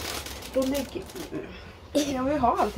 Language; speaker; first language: Swedish; native; Swedish